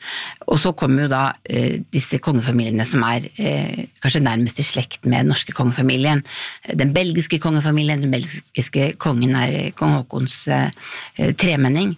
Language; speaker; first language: Norwegian; native; Norwegian